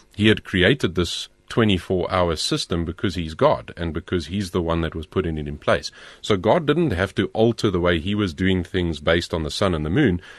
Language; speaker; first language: English; native; English